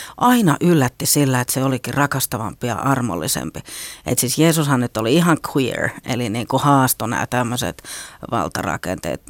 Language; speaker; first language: Finnish; native; Finnish